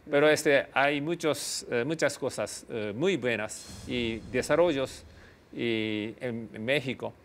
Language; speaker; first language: Spanish; non-native, fluent; Japanese